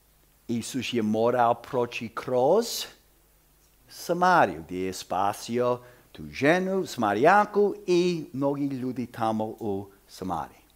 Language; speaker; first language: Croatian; early bilingual, heritage; Croatian